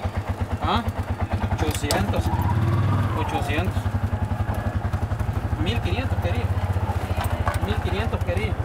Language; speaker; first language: Spanish; native; Spanish